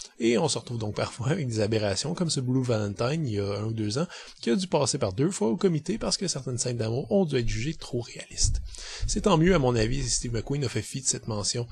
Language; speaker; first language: French; native; French